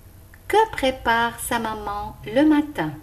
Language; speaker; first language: French; non-native, local second language; Arabic